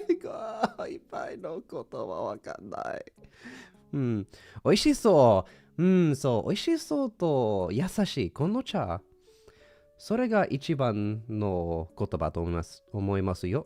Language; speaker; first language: Japanese; non-native, learner; English